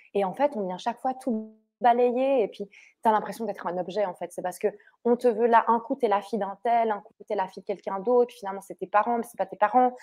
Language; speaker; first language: French; early bilingual, other home language; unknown